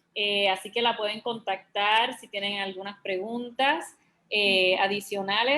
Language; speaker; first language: Spanish; native; Spanish